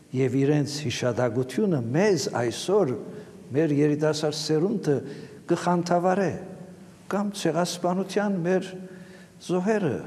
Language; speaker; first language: Armenian; native; Armenian